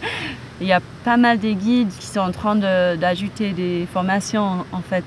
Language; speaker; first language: French; non-native, fluent; English